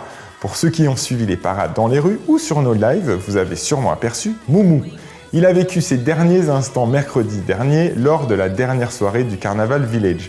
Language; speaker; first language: French; native; French